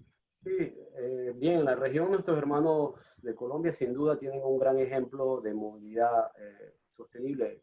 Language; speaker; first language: Spanish; native; Spanish